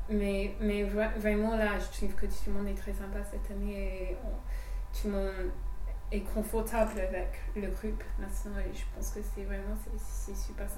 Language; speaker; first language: French; non-native, fluent; English